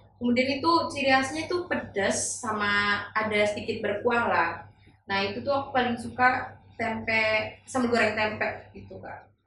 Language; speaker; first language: Indonesian; non-native, local second language; Javanese